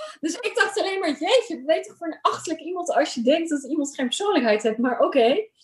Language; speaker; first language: Dutch; early bilingual, other home language; Urdu